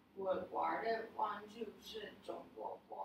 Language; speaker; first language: Chinese; non-native, learner; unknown